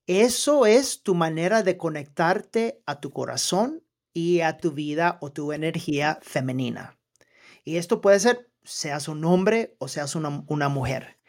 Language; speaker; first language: Spanish; early bilingual, heritage; Spanish